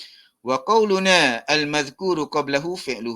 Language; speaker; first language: Arabic; non-native, fluent; Malay